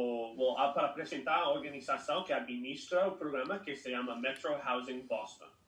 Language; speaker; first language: Portuguese; non-native, fluent; English